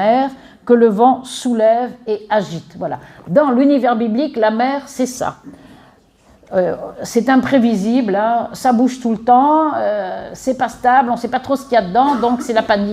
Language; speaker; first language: French; native; French